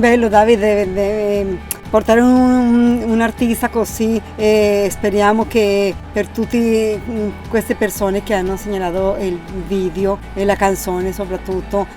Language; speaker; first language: Italian; non-native, fluent; Spanish